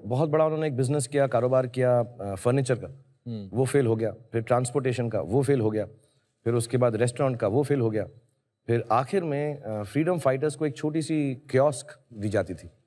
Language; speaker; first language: Hindi; native; Hindi